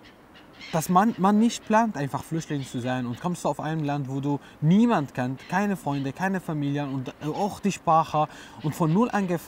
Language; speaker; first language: German; non-native, learner; Arabic